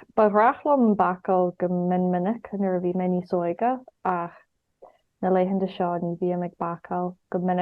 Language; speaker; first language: Irish; non-native, local second language; English